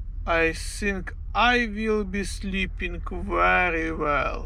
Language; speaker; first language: English; non-native, learner; Polish